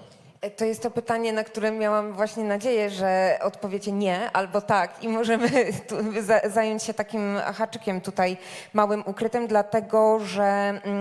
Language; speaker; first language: Polish; native; Polish